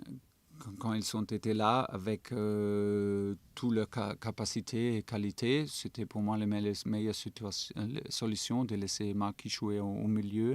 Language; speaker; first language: French; non-native, fluent; German